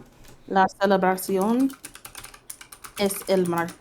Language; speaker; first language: Spanish; non-native, learner; English